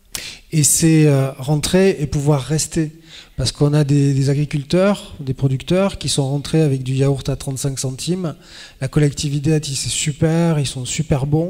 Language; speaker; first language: French; native; French